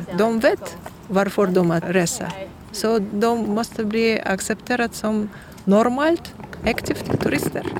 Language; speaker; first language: Swedish; non-native, learner; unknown